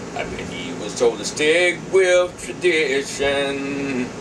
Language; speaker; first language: English; native; English